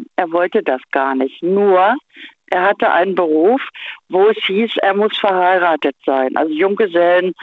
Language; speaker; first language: German; native; German